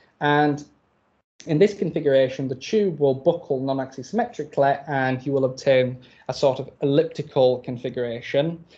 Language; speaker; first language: English; native; English